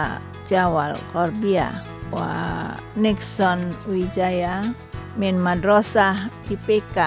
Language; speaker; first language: Arabic; non-native, fluent; Indonesian